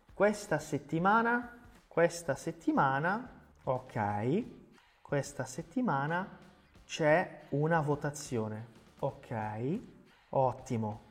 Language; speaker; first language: Italian; non-native, fluent; Portuguese